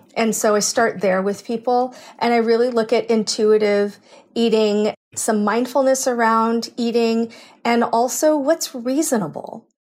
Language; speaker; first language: English; native; English